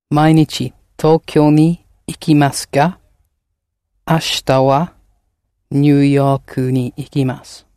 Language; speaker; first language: Japanese; non-native, learner; English